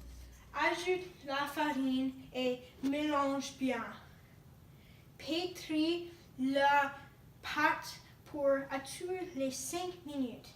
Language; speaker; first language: French; non-native, learner; English